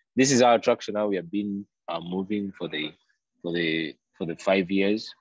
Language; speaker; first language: English; non-native, local second language; Ganda